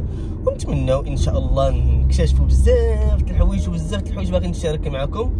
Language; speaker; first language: Arabic; native; Arabic